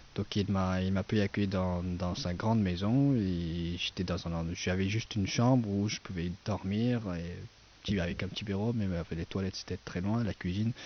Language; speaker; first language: French; non-native, fluent; Persian